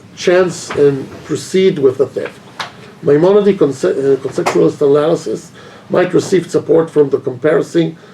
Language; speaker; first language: English; non-native, fluent; Hebrew